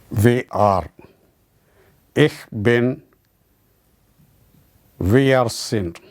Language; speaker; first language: German; non-native, learner; Malayalam